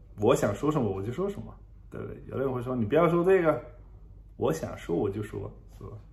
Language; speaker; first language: Chinese; non-native, fluent; German